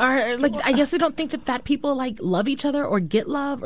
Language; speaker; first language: English; native; English